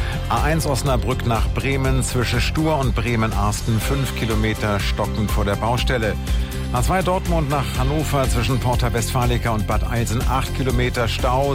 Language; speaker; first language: German; native; German